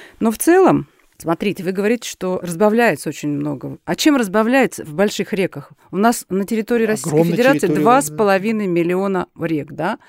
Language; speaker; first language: Russian; native; Russian